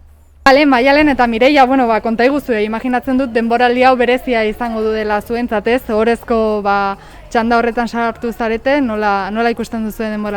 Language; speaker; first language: Basque; native; Basque